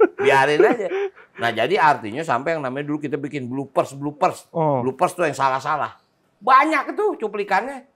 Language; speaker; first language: Indonesian; native; Indonesian